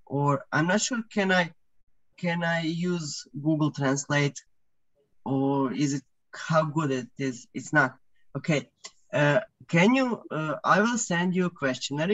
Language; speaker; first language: English; non-native, fluent; Croatian